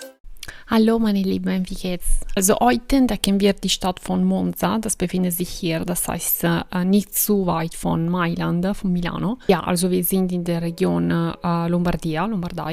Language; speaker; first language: German; non-native, fluent; Italian